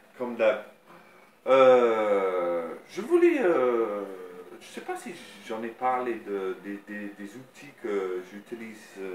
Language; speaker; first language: French; non-native, fluent; English